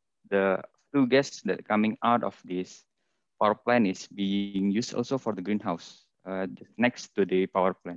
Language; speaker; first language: English; non-native, fluent; Indonesian